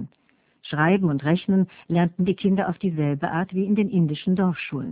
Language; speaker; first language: German; native; German